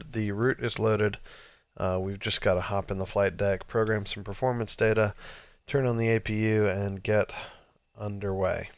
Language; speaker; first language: English; native; English